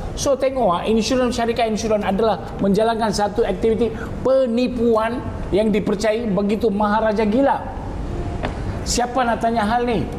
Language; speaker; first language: Malay; non-native, local second language; Tamil